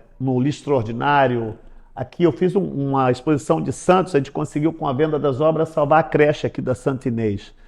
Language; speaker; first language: Portuguese; native; Portuguese